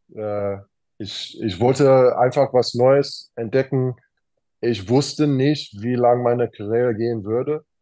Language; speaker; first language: German; non-native, fluent; English